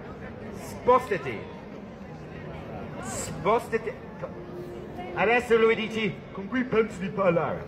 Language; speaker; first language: Italian; non-native, fluent; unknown